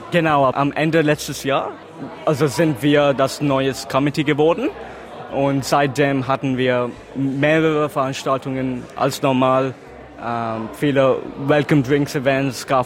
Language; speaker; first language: German; non-native, fluent; English